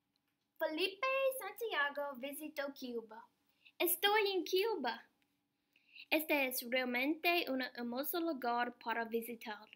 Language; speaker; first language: Spanish; non-native, learner; English